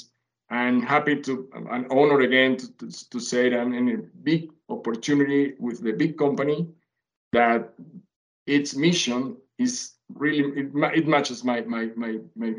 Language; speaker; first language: English; non-native, fluent; Spanish